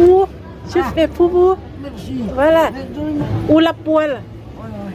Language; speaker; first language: French; non-native, learner; Thai